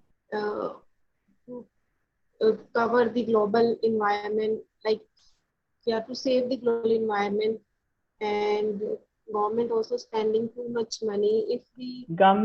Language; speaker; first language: English; non-native, learner; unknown